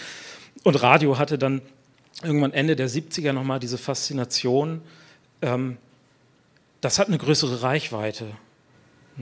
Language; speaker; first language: German; native; German